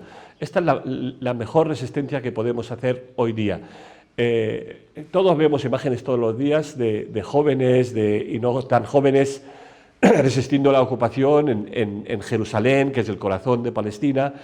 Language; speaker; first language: Spanish; non-native, fluent; Arabic